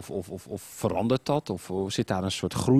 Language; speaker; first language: Dutch; native; Dutch